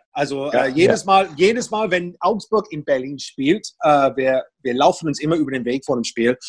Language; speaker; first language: German; non-native, fluent; English